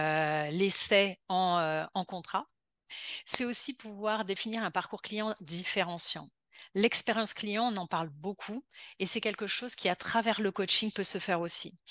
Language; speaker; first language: French; native; French